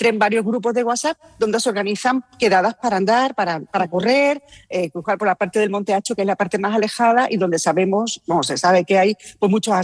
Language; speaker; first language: Spanish; native; Spanish